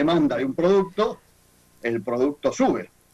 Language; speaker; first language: Spanish; native; Spanish